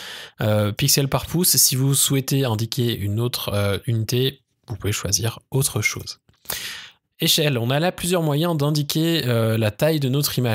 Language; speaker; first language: French; native; French